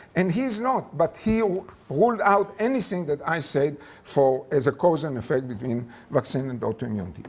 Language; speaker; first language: English; non-native, fluent; Hebrew